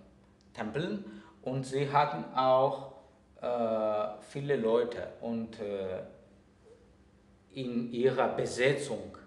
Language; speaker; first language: German; non-native, fluent; Greek